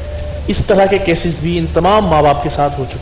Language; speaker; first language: Urdu; native; Urdu